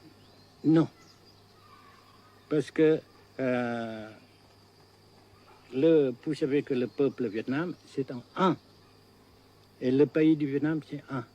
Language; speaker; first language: French; non-native, local second language; Vietnamese